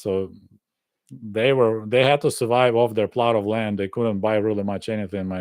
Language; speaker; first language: English; non-native, fluent; Russian